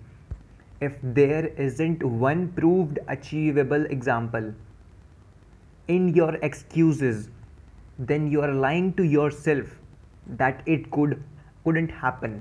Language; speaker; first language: English; non-native, local second language; Hindi